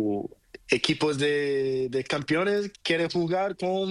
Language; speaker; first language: Spanish; non-native, learner; Portuguese